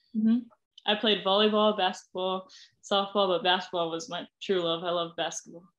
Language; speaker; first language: English; native; English